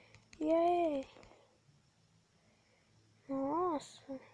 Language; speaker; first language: Portuguese; native; Portuguese